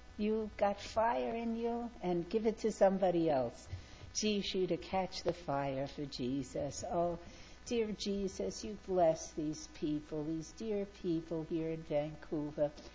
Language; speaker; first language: English; native; English